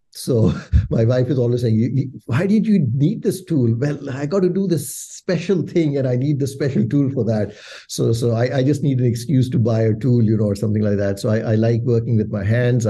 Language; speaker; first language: English; non-native, local second language; Urdu